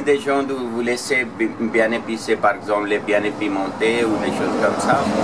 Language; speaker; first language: French; non-native, learner; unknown